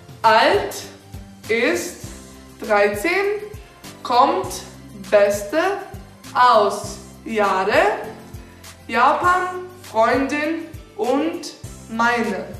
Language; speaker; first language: German; non-native, learner; Macedonian